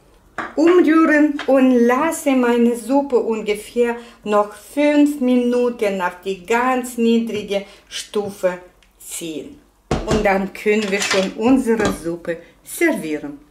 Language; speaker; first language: German; non-native, fluent; Russian